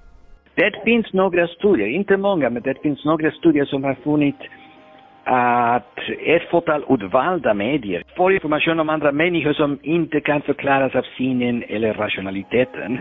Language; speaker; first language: Swedish; non-native, fluent; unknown